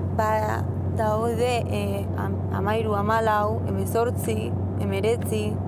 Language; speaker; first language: Basque; non-native, local second language; Spanish